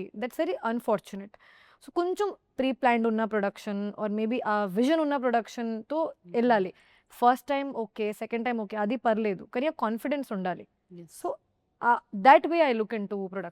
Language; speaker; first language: Telugu; non-native, fluent; Hindi